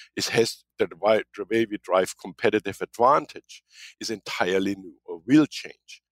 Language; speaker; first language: English; non-native, fluent; German